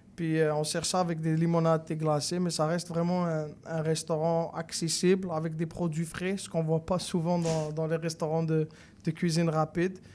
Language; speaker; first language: French; non-native, local second language; Arabic